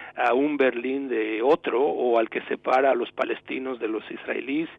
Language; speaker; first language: Spanish; native; Spanish